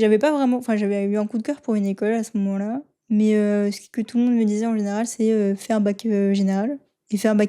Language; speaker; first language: French; native; French